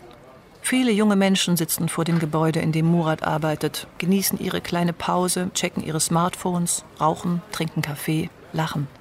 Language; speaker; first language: German; native; German